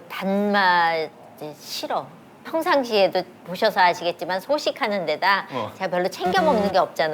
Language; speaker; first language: Korean; native; Korean